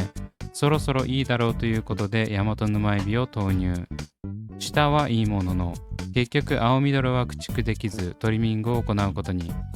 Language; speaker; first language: Japanese; native; Japanese